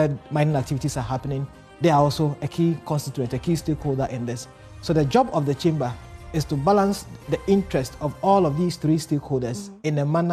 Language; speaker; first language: English; non-native, local second language; Akan